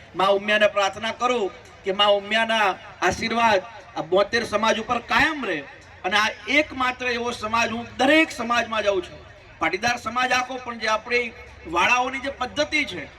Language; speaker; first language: Gujarati; native; Gujarati